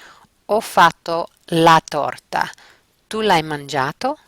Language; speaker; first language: Italian; non-native, fluent; English